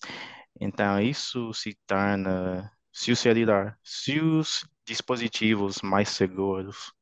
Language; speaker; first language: Portuguese; non-native, fluent; English